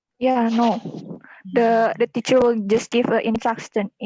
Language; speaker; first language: English; non-native, learner; Indonesian